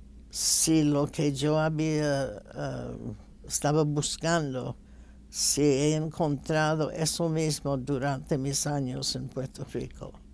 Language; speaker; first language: Spanish; non-native, fluent; English